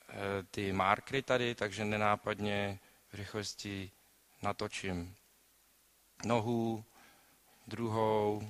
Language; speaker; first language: Czech; native; Czech